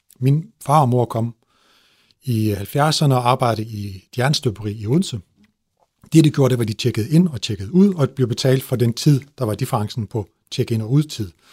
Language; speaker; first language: Danish; early bilingual, other home language; Turkish